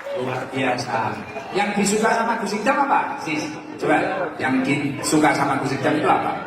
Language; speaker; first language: Indonesian; non-native, local second language; Javanese